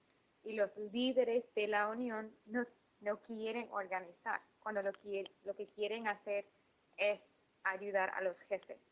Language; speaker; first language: Spanish; non-native, fluent; English